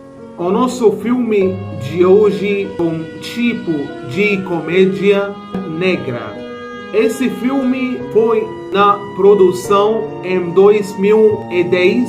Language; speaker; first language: Portuguese; non-native, fluent; Arabic